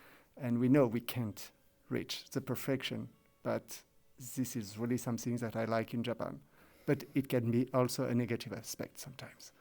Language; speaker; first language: English; non-native, fluent; French